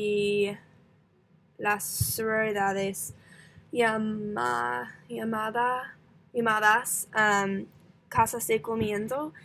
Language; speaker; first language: Spanish; non-native, learner; English